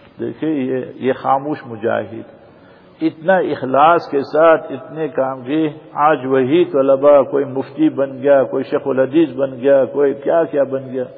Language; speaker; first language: Urdu; non-native, fluent; Gujarati